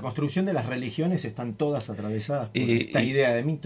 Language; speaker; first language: Spanish; native; Spanish